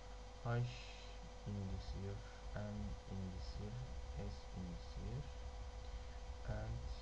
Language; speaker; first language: English; non-native, learner; Turkish